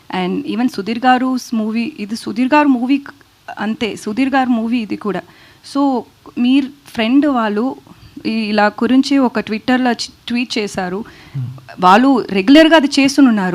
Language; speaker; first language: Telugu; non-native, learner; Tamil